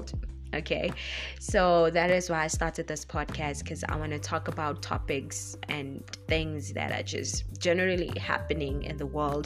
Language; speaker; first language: English; non-native, local second language; Zulu